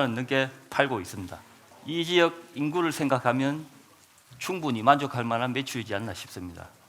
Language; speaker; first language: Korean; native; Korean